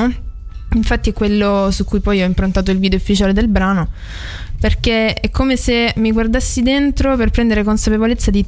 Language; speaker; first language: Italian; native; Italian